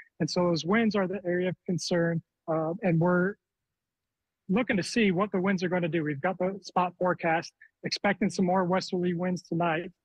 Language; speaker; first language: English; native; English